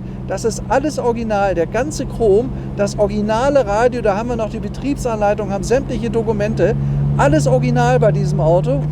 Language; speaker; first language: German; native; German